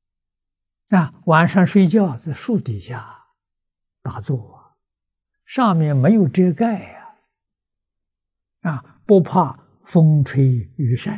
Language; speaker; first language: Chinese; native; Chinese